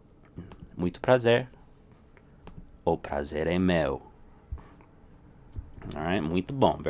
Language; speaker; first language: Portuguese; non-native, fluent; English